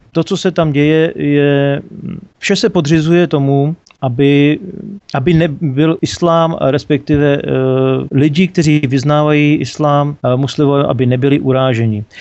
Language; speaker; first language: Czech; native; Czech